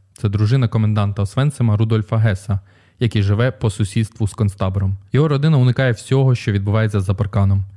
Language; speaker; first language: Ukrainian; native; Ukrainian